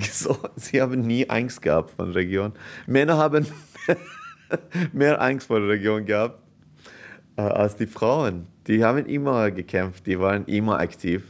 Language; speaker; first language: German; non-native, fluent; Persian